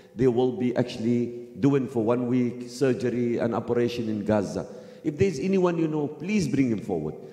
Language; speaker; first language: English; non-native, fluent; Arabic